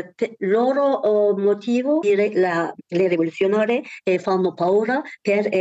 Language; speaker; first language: Italian; non-native, learner; Turkish